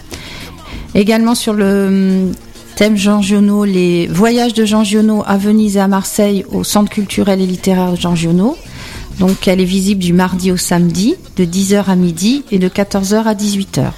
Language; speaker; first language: French; native; French